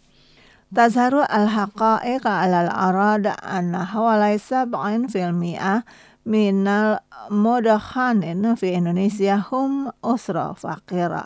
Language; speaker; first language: Arabic; non-native, fluent; Indonesian